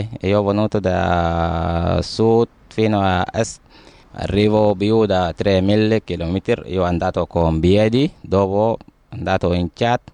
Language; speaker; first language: Italian; non-native, learner; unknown